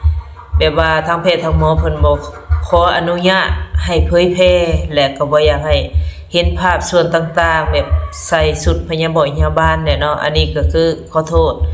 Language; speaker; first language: Thai; non-native, local second language; Lao